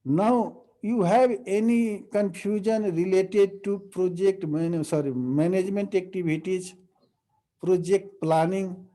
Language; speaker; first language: English; non-native, local second language; Nepali